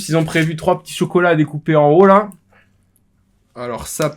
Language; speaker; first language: French; native; French